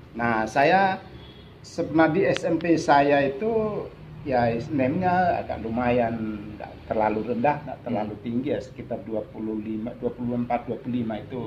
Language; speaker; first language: Indonesian; non-native, local second language; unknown